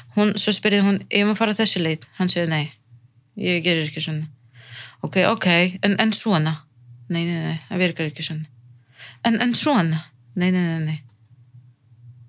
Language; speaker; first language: Icelandic; non-native, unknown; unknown